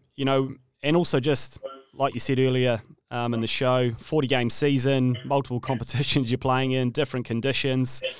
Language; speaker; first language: English; native; English